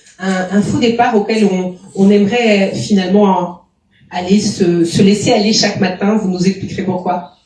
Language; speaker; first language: French; native; French